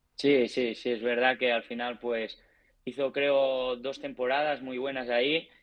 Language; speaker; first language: Spanish; native; Spanish